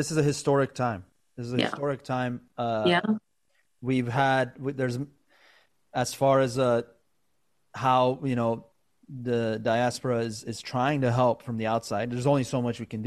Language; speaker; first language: English; native; English